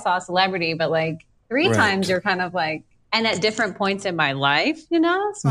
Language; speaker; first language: English; native; English